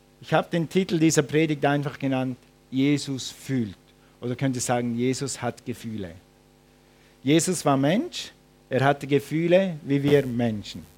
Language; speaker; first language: German; non-native, fluent; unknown